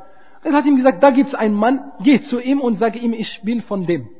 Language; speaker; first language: German; non-native, fluent; Arabic